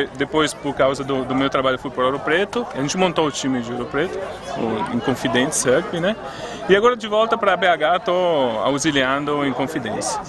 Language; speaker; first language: Portuguese; non-native, fluent; Italian